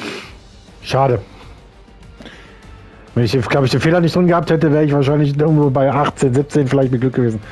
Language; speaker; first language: German; native; German